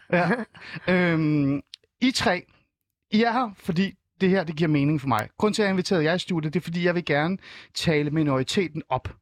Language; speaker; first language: Danish; early bilingual, other home language; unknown